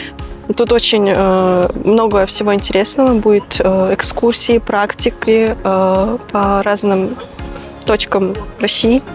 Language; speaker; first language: Russian; non-native, fluent; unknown